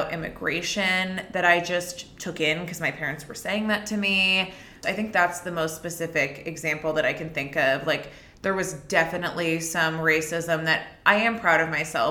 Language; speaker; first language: English; native; English